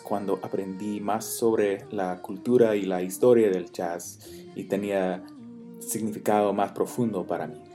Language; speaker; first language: Spanish; non-native, fluent; English